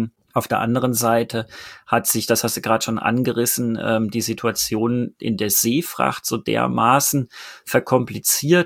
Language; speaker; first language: German; native; German